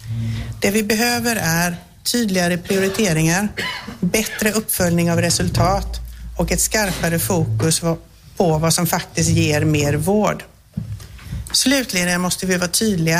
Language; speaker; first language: Swedish; native; Swedish